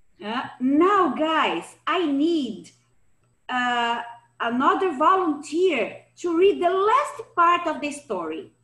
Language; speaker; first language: English; non-native, fluent; Portuguese